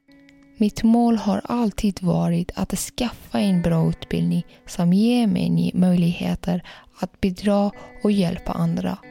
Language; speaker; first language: Swedish; non-native, learner; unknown